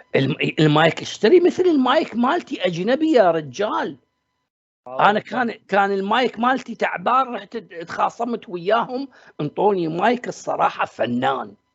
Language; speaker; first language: Arabic; native; Arabic